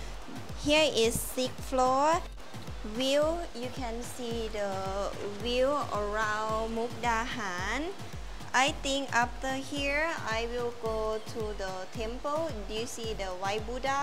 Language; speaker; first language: English; non-native, learner; Thai